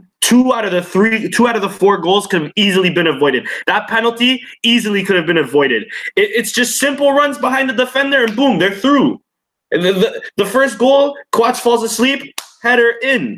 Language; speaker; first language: English; early bilingual, other home language; Portuguese